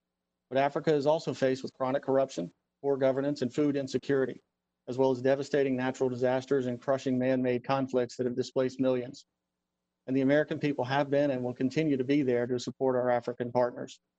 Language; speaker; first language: English; native; English